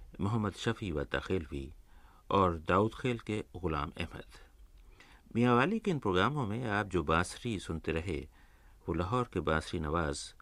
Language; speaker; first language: Urdu; native; Urdu